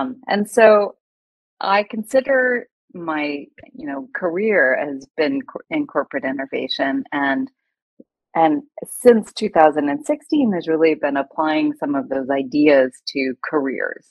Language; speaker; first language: English; native; English